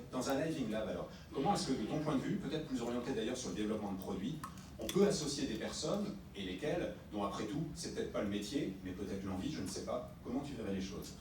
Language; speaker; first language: French; native; French